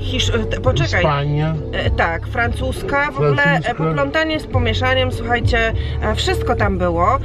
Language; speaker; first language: Polish; native; Polish